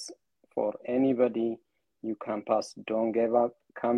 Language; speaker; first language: English; non-native, fluent; Amharic